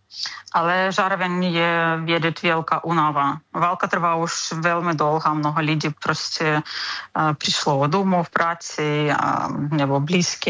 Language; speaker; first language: Czech; non-native, learner; Ukrainian